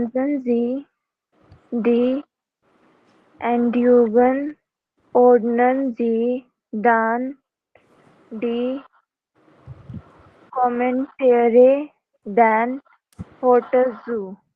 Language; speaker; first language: German; non-native, learner; Hindi